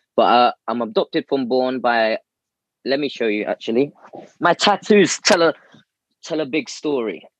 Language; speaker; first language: English; native; English